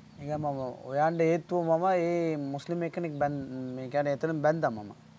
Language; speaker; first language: Sinhala; non-native, local second language; Tamil